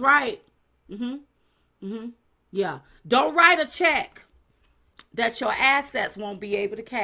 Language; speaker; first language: English; native; English